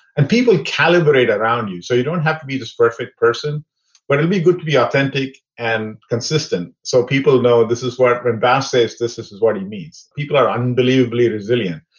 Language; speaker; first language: English; non-native, local second language; Tamil